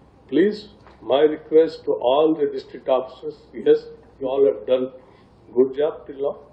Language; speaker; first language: English; non-native, local second language; Telugu